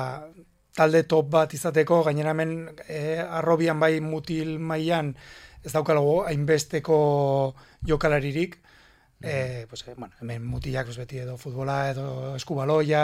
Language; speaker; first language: Basque; non-native, local second language; Spanish